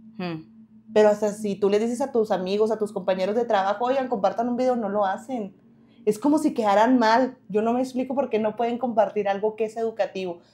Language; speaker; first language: Spanish; native; Spanish